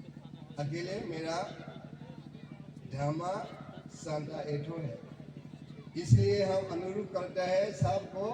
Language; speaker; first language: Hindi; non-native, fluent; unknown